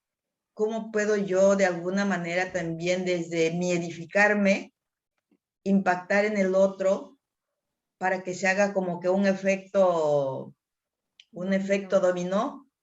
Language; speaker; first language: Spanish; native; Spanish